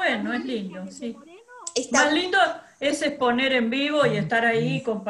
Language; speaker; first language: Spanish; native; Spanish